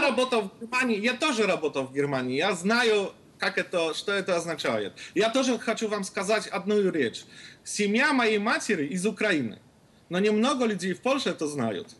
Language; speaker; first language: Russian; non-native, fluent; Polish